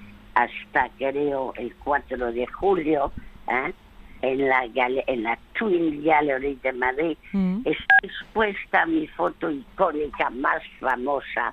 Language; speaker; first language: Spanish; early bilingual, other home language; French